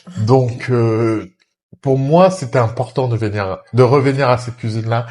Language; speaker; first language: French; early bilingual, other home language; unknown